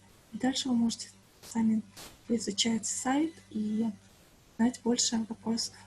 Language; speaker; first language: Russian; native; Russian